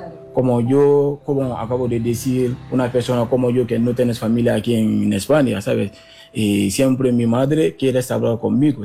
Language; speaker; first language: Spanish; non-native, learner; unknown